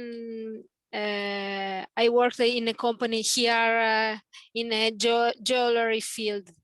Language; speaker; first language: English; non-native, learner; Italian